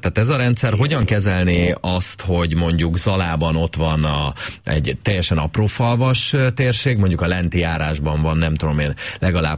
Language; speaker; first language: Hungarian; native; Hungarian